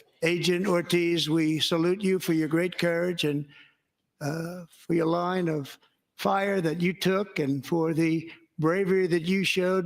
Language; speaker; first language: English; native; English